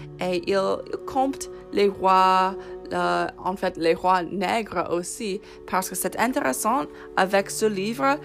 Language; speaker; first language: French; non-native, fluent; English